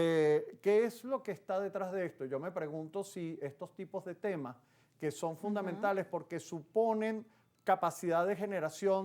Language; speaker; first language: Spanish; native; Spanish